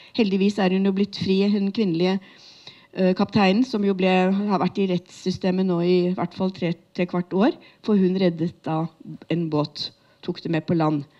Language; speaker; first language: Norwegian; native; Norwegian